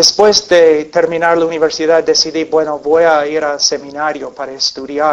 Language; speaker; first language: Spanish; non-native, fluent; English